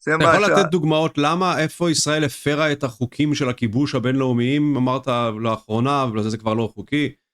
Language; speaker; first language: Hebrew; native; Hebrew